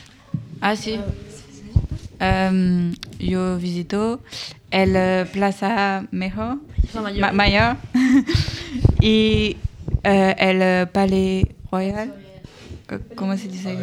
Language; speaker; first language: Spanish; non-native, learner; French